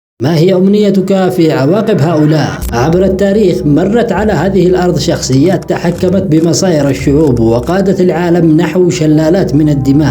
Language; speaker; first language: Arabic; native; Arabic